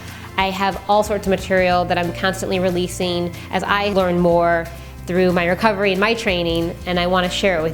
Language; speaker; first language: English; native; English